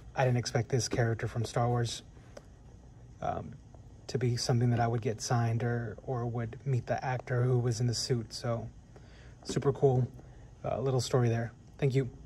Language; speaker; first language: English; native; English